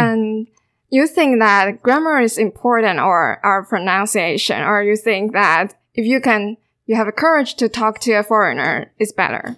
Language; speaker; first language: English; non-native, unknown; Chinese